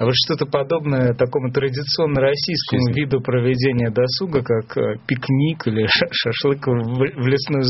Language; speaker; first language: Russian; native; Russian